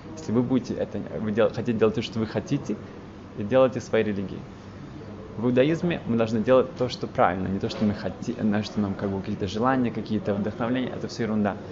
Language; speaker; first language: Russian; early bilingual, heritage; Russian